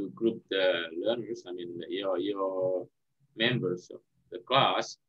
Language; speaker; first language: English; non-native, fluent; Indonesian